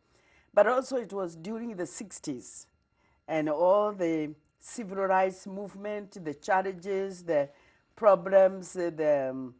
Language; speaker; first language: English; non-native, local second language; Kikuyu